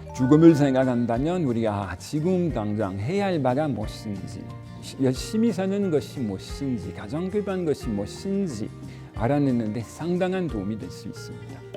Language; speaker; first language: Korean; non-native, fluent; French